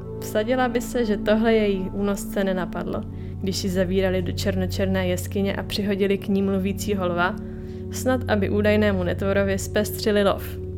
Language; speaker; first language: Czech; native; Czech